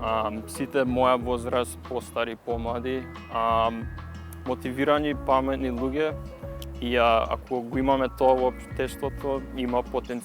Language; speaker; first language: Macedonian; early bilingual, heritage; Macedonian